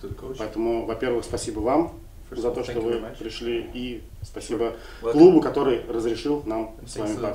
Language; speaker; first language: Russian; native; Russian